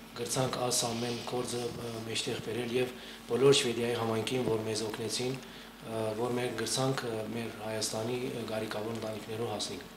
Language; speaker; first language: Armenian; native; Armenian